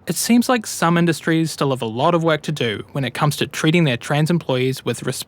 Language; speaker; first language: English; native; English